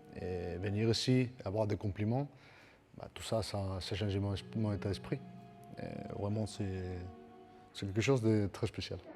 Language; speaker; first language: French; non-native, fluent; Spanish